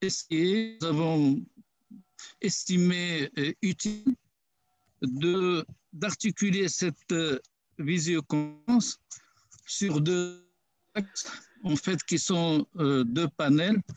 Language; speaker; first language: French; non-native, local second language; Arabic